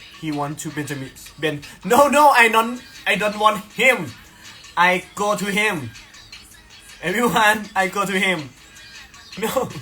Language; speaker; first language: English; non-native, learner; Thai